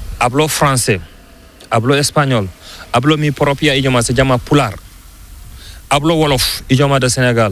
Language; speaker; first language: Spanish; non-native, learner; Fula